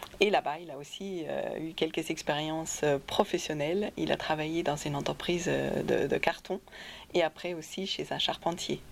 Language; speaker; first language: French; non-native, fluent; German